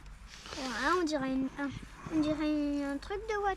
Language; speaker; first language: French; native; French